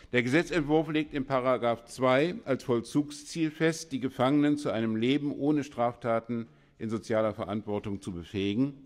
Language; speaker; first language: German; native; German